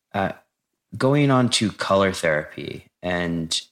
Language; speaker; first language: English; native; English